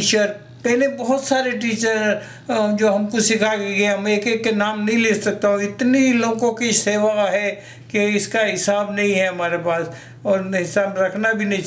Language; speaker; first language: Hindi; non-native, local second language; Gujarati